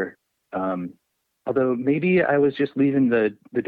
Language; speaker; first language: English; native; English